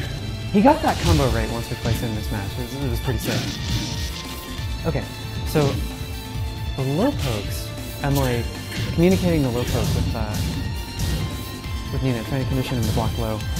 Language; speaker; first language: English; native; English